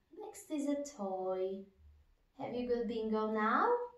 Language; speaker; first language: English; non-native, fluent; Polish